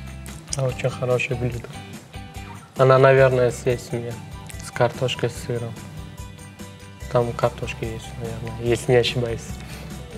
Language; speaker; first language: Russian; non-native, learner; Turkmen